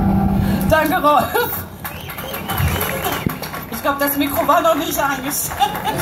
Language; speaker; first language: German; native; German